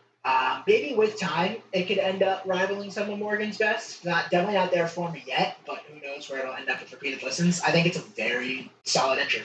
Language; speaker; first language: English; native; English